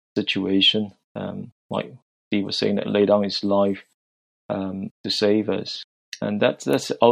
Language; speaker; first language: English; non-native, local second language; Cantonese